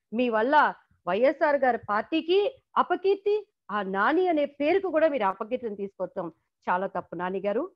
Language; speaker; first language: Telugu; native; Telugu